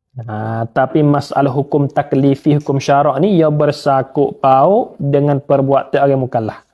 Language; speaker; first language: Malay; native; Malay